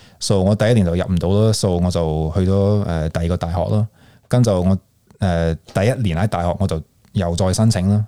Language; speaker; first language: Cantonese; early bilingual, heritage; Cantonese